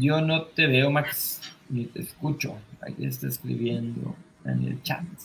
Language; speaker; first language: Spanish; native; Spanish